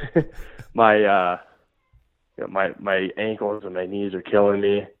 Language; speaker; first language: English; native; English